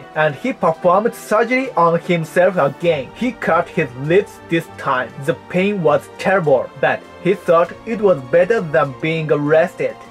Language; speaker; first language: English; non-native, fluent; Japanese